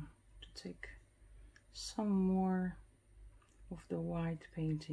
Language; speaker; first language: English; non-native, fluent; Dutch